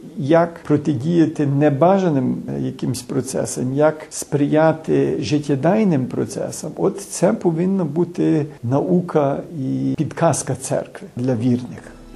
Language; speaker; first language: Ukrainian; early bilingual, heritage; Ukrainian